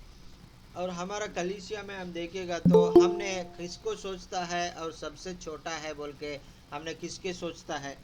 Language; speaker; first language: Hindi; non-native, local second language; Telugu